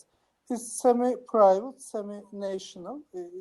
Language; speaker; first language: English; non-native, learner; Turkish